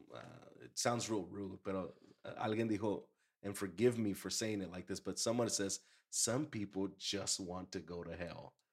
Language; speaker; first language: English; early bilingual, other home language; Spanish